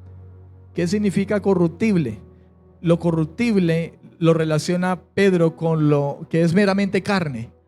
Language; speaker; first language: Spanish; native; Spanish